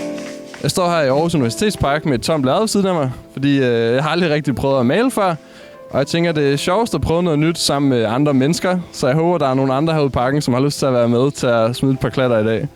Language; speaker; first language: Danish; native; Danish